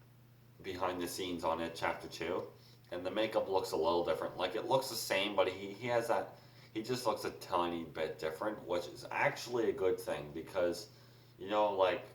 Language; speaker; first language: English; native; English